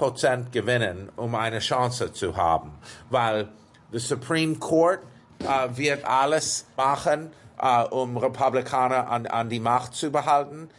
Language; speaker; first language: German; non-native, fluent; English